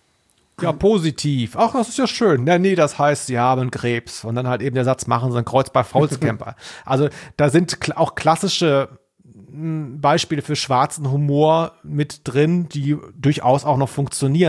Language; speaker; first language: German; native; German